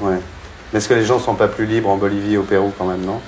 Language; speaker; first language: French; native; French